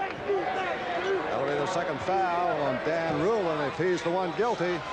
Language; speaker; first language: English; native; English